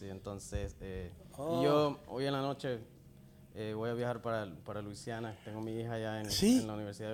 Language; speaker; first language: Spanish; native; Spanish